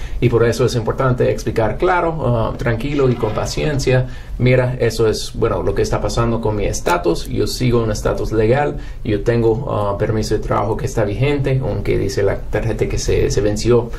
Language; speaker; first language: Spanish; non-native, fluent; English